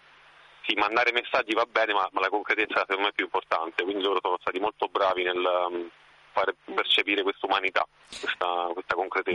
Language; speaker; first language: Italian; native; Italian